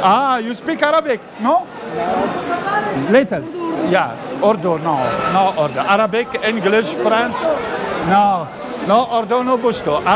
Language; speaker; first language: English; non-native, learner; Arabic